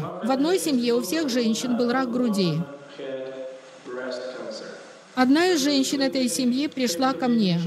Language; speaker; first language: Russian; native; Russian